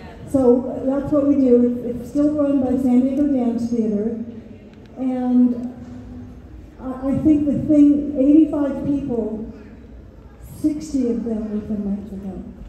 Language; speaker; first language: English; native; English